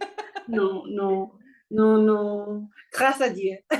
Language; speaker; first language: French; non-native, learner; English